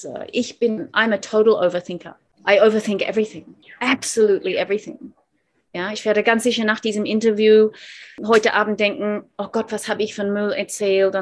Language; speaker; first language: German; non-native, fluent; English